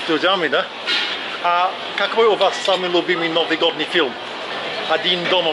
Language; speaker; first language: Russian; non-native, learner; English